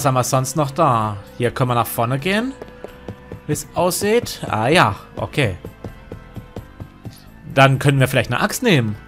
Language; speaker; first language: German; native; German